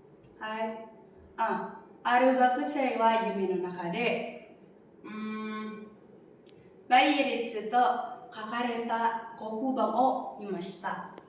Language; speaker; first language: Japanese; non-native, learner; Indonesian